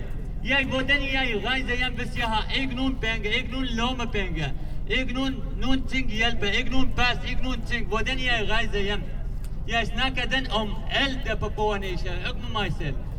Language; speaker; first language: Danish; non-native, learner; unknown